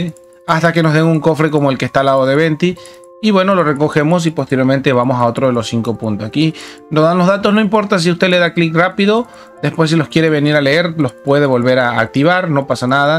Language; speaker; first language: Spanish; native; Spanish